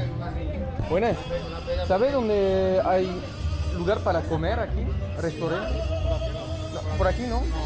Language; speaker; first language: Spanish; non-native, learner; French